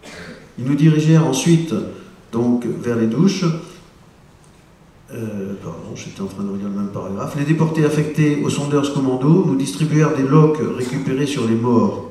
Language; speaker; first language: French; native; French